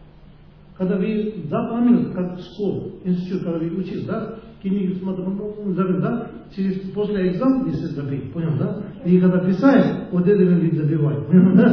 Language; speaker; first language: Russian; non-native, learner; Tibetan